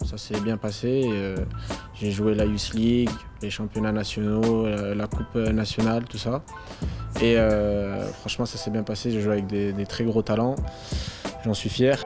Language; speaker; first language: French; early bilingual, other home language; Arabic